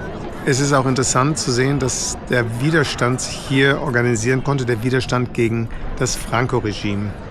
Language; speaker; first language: German; native; German